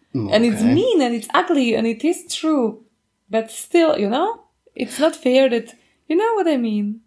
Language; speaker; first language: English; non-native, fluent; Slovak